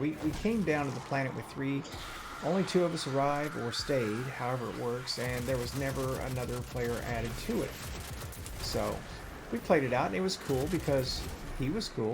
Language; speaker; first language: English; native; English